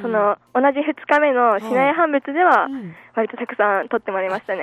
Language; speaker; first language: Japanese; native; Japanese